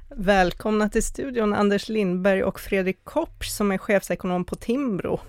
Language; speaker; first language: Swedish; native; Swedish